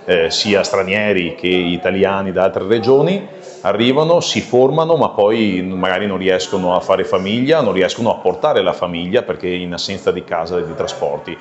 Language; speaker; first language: Italian; native; Italian